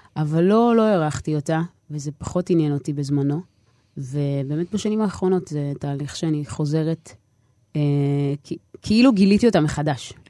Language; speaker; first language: Hebrew; native; Hebrew